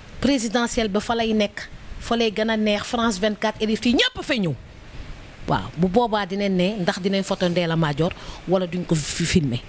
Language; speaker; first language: Wolof; non-native, local second language; Serer